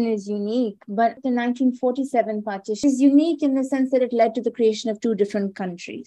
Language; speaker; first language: English; non-native, local second language; Hindi